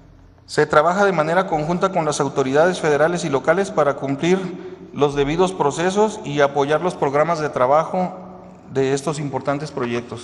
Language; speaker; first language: Spanish; native; Spanish